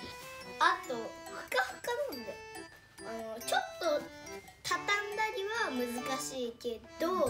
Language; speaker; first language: Japanese; native; Japanese